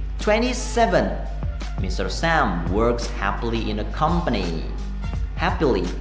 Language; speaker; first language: English; non-native, fluent; Indonesian